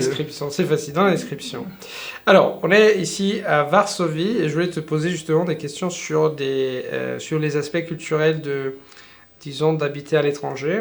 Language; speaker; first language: French; non-native, fluent; Italian